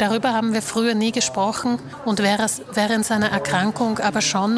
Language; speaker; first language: German; early bilingual, other home language; Slovak